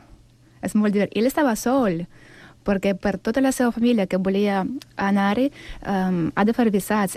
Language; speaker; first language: Catalan; non-native, learner; Russian